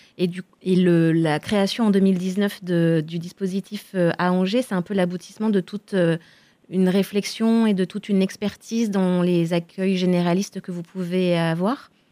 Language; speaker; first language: French; native; French